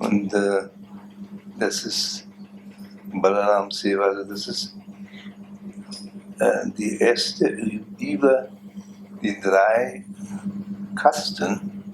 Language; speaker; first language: German; non-native, learner; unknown